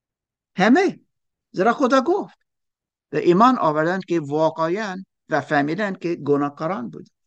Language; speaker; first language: Persian; non-native, fluent; German